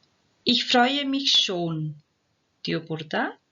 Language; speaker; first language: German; non-native, fluent; Turkish